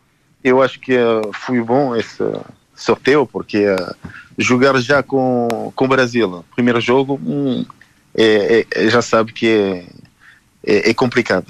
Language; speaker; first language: Portuguese; non-native, fluent; Haitian Creole